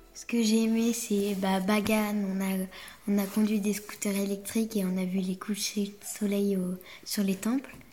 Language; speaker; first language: French; native; French